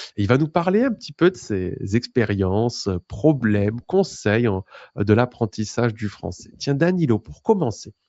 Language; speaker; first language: French; native; French